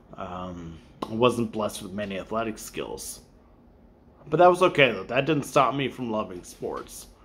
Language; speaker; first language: English; native; English